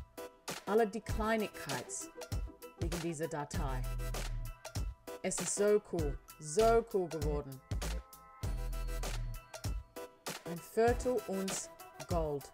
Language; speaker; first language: German; non-native, learner; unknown